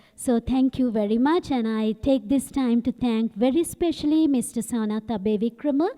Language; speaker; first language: English; non-native, local second language; Sinhala